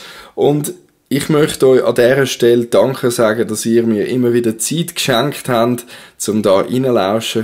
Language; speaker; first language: German; native; German